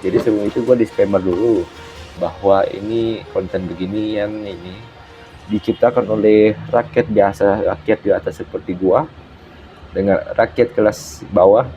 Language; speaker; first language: Indonesian; native; Indonesian